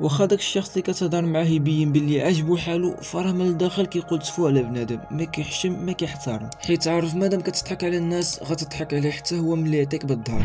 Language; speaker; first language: Arabic; native; Arabic